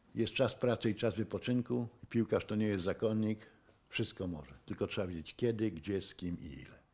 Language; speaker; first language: Polish; native; Polish